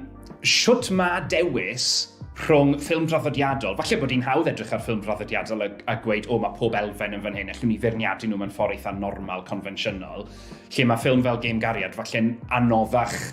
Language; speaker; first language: Welsh; native; Welsh